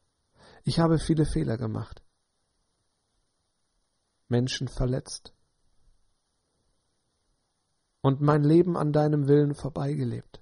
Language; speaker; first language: German; native; German